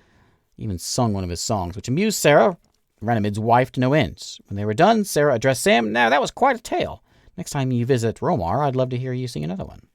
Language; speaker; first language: English; native; English